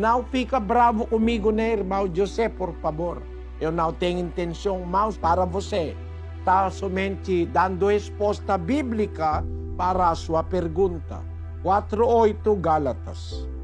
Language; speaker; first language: Portuguese; non-native, local second language; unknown